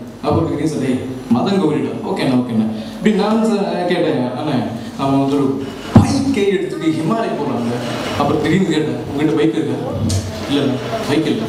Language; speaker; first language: Tamil; non-native, local second language; Malayalam